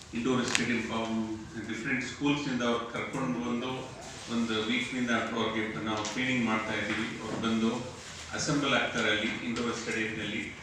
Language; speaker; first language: Kannada; non-native, local second language; Urdu